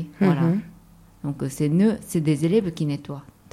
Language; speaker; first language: French; non-native, fluent; Japanese